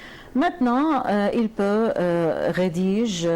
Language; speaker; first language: French; non-native, fluent; Arabic